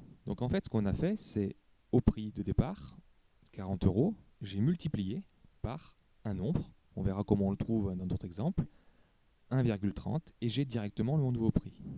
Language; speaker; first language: French; native; French